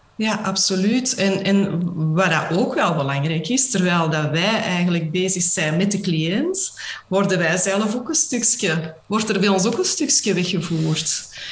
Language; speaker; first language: Dutch; native; Dutch